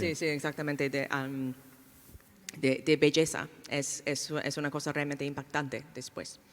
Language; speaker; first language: Spanish; non-native, fluent; English